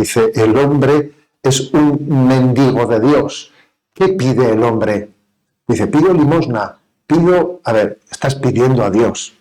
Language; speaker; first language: Spanish; native; Spanish